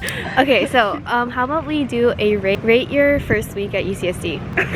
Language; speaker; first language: English; native; English